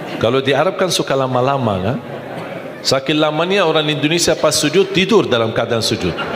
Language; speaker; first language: Malay; non-native, fluent; Arabic